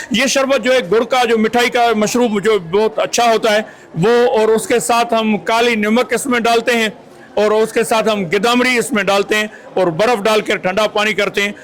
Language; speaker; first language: Urdu; non-native, local second language; Sindhi